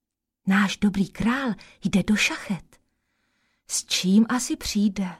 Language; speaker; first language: Czech; native; Czech